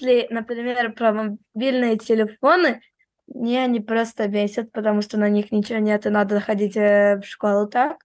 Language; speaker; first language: Russian; early bilingual, heritage; Russian